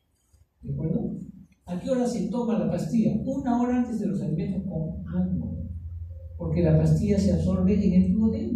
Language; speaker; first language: Spanish; native; Spanish